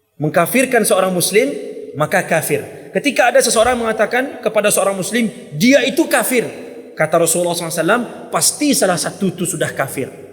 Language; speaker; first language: Malay; non-native, local second language; Minangkabau